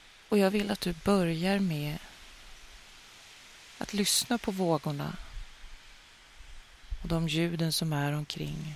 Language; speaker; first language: Swedish; native; Swedish